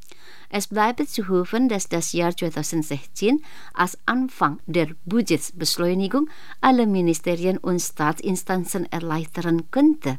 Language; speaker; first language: German; non-native, fluent; Indonesian